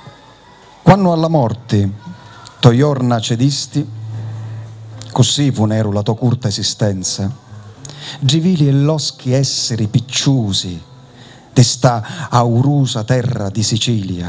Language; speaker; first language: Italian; native; Italian